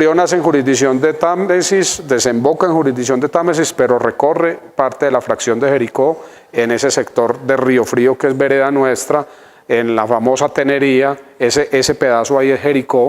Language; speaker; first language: Spanish; native; Spanish